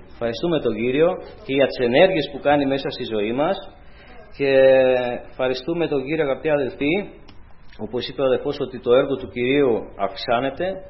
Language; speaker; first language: Greek; non-native, fluent; Romanian